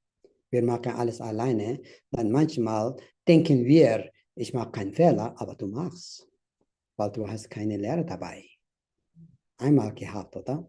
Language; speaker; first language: German; non-native, fluent; Tibetan